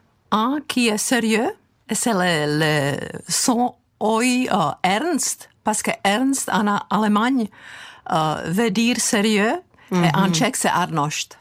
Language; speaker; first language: French; non-native, fluent; Czech